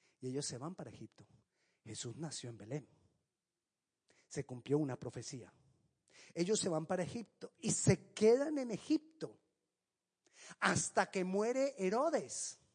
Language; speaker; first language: Spanish; native; Spanish